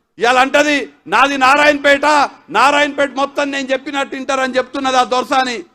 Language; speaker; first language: Telugu; native; Telugu